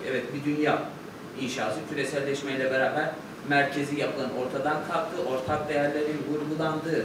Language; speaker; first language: Turkish; native; Turkish